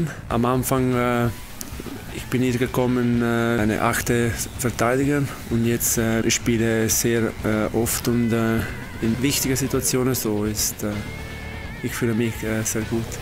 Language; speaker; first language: German; non-native, learner; Italian